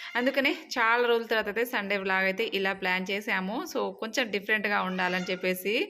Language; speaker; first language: Telugu; non-native, local second language; Lambadi